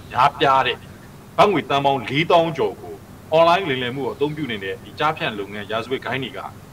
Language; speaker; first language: Burmese; native; Burmese